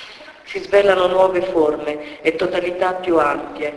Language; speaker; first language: Italian; native; Italian